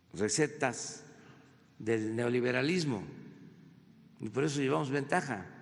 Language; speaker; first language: Spanish; native; Spanish